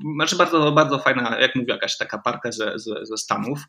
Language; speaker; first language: Polish; early bilingual, heritage; Polish